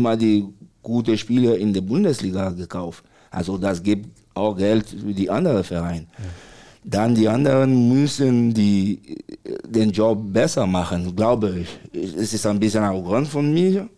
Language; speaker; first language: German; non-native, fluent; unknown